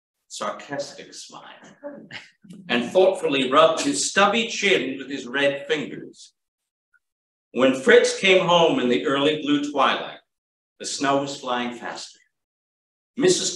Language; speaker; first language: English; native; English